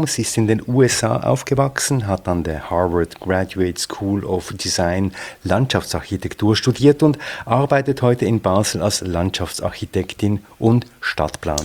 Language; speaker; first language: German; native; German